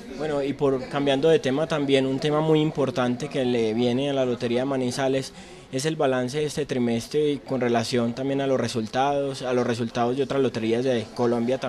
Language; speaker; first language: Spanish; native; Spanish